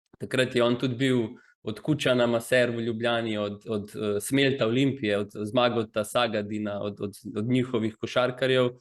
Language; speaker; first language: Slovenian; early bilingual, other home language; Croatian